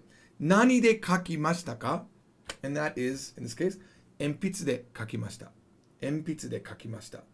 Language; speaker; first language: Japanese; non-native, fluent; English